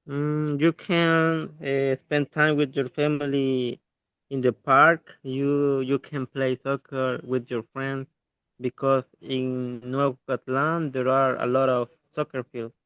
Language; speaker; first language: English; non-native, learner; Spanish